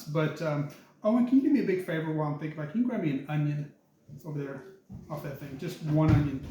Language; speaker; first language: English; native; English